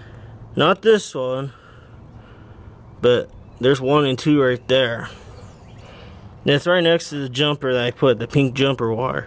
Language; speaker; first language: English; native; English